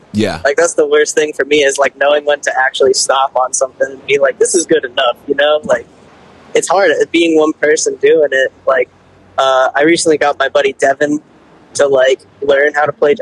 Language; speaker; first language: English; native; English